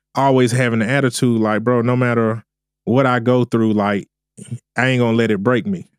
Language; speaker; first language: English; native; English